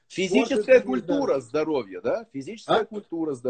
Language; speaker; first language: Russian; native; Russian